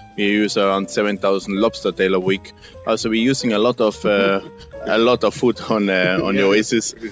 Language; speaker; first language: English; non-native, fluent; German